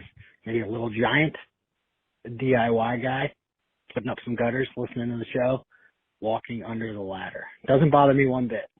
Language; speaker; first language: English; native; English